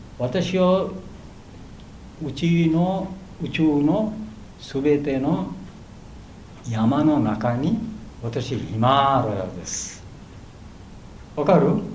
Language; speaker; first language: Japanese; non-native, learner; Bangla